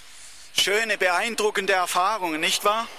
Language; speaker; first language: German; native; German